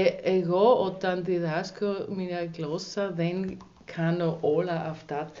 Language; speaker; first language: Greek; non-native, learner; German